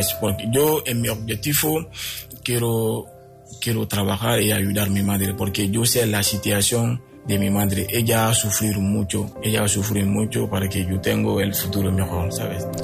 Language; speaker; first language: Spanish; non-native, fluent; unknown